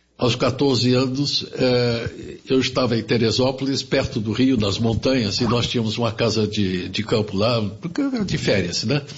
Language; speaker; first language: Portuguese; early bilingual, other home language; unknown